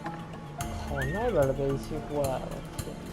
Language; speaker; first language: Chinese; native; Chinese